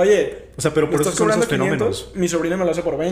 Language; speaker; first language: Spanish; native; Spanish